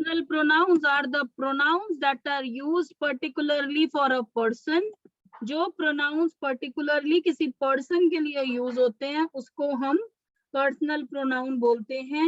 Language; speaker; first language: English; non-native, local second language; Hindi